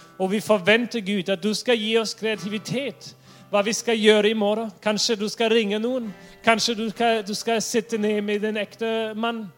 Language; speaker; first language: Norwegian; non-native, fluent; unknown